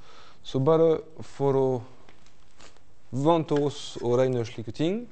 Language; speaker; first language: Norwegian; non-native, fluent; French